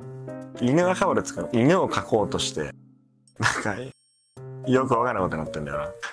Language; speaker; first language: Japanese; native; Japanese